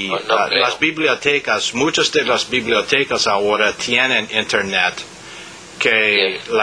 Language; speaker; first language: Spanish; non-native, learner; English